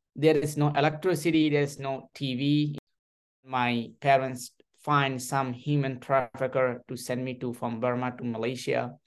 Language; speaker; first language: English; non-native, fluent; Burmese